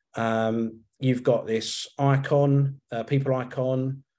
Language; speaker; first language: English; native; English